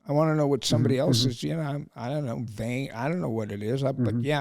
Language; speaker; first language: English; native; English